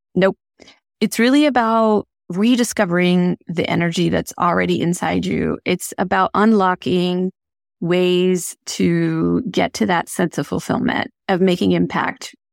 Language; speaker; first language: English; early bilingual, other home language; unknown